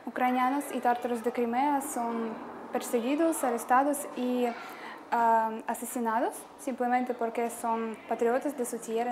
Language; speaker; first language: Spanish; non-native, learner; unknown